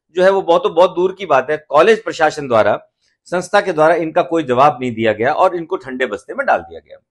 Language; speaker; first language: Hindi; native; Hindi